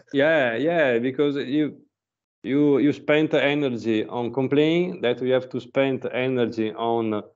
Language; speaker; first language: English; non-native, learner; Italian